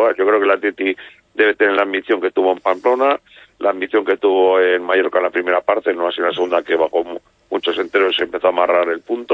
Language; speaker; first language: Spanish; native; Spanish